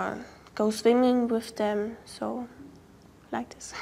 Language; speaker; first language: English; non-native, learner; German